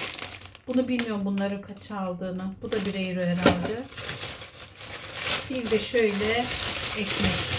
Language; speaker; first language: Turkish; native; Turkish